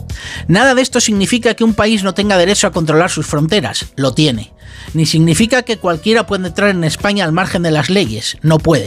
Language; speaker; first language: Spanish; native; Spanish